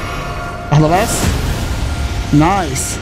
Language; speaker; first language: Arabic; native; Arabic